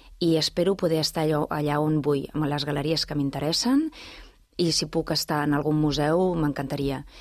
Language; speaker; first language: Catalan; non-native, local second language; Spanish